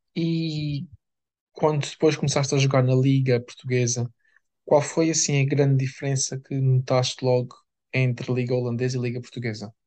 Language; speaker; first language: Portuguese; native; Portuguese